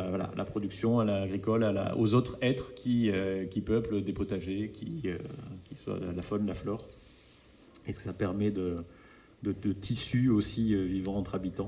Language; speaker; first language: French; native; French